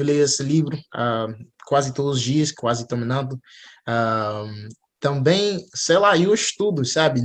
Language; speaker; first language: Portuguese; non-native, fluent; English